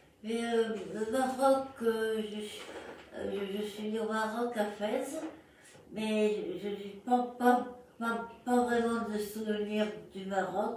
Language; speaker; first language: French; early bilingual, other home language; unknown